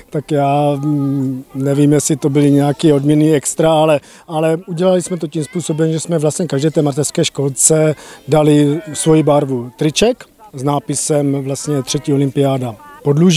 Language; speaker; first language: Czech; native; Czech